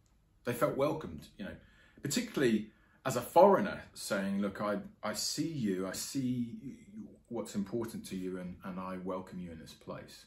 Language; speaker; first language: English; native; English